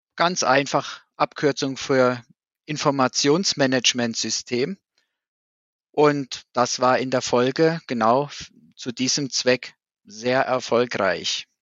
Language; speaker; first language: German; native; German